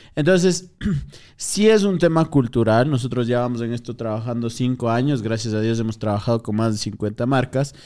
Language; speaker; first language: Spanish; native; Spanish